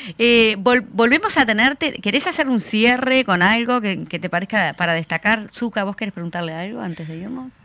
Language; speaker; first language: Spanish; native; Spanish